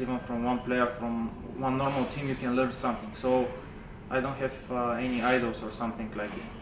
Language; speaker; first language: English; non-native, fluent; Bulgarian